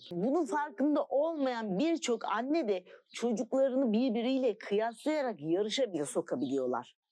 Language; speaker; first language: Turkish; native; Turkish